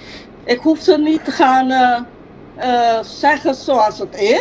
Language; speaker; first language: Dutch; non-native, local second language; Papiamento